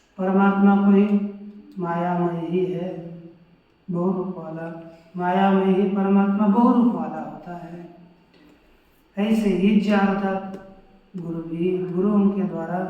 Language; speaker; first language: Hindi; non-native, local second language; Marathi